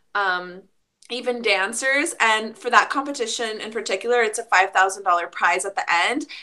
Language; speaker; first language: English; early bilingual, other home language; Spanish